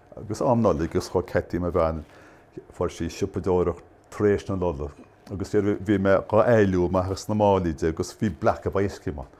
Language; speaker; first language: Irish; native; Irish